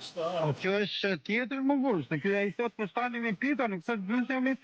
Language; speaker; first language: Albanian; native; Albanian